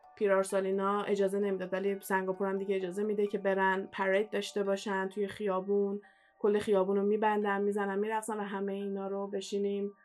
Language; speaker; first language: Persian; native; Persian